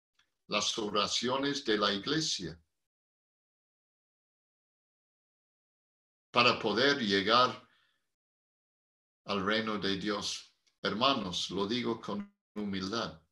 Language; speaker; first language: Spanish; non-native, fluent; English